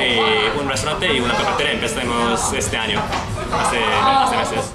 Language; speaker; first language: Spanish; non-native, learner; Korean